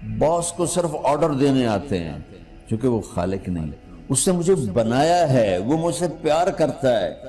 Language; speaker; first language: Urdu; non-native, local second language; Punjabi